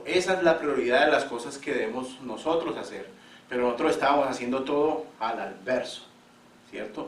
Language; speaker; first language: Spanish; native; Spanish